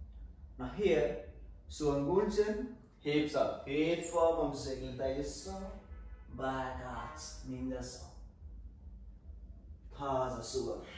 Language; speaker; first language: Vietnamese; non-native, learner; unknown